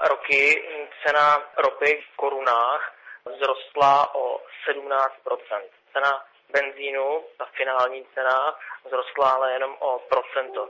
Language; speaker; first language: Czech; native; Czech